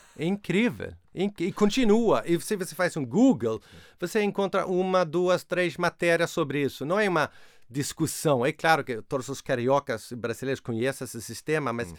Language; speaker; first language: Portuguese; non-native, fluent; Swedish